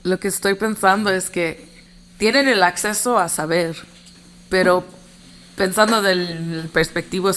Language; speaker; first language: Spanish; early bilingual, heritage; Spanish